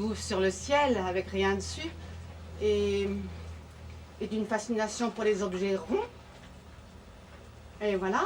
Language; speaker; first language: French; native; French